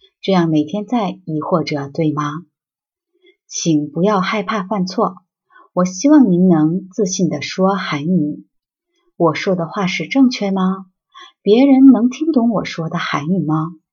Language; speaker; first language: Chinese; non-native, fluent; Korean